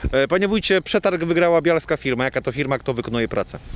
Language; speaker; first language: Polish; native; Polish